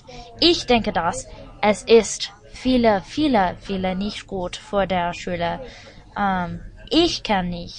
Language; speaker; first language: German; non-native, learner; English